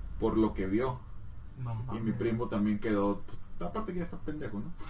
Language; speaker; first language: Spanish; native; Spanish